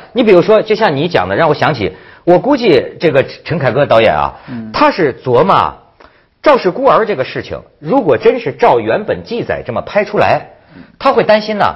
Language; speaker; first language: Chinese; native; Chinese